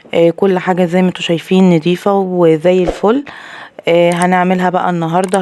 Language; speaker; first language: Arabic; native; Arabic